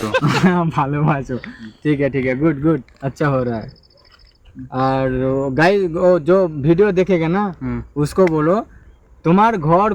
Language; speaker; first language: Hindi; non-native, local second language; Bangla